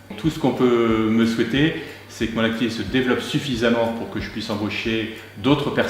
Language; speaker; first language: French; native; French